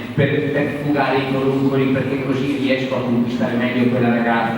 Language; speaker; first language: Italian; native; Italian